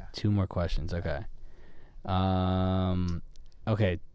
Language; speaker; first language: English; native; English